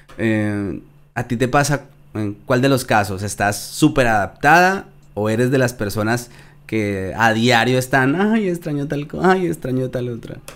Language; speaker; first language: Spanish; native; Spanish